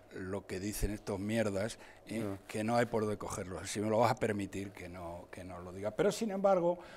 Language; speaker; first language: Spanish; native; Spanish